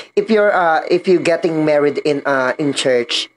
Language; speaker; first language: English; non-native, learner; Filipino